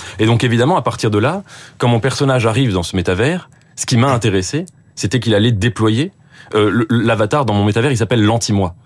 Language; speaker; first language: French; native; French